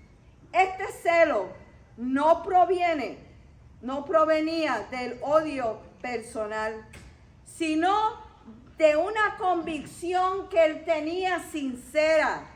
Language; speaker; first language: Spanish; native; Spanish